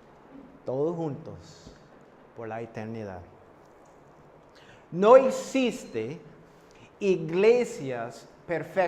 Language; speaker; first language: Spanish; non-native, fluent; English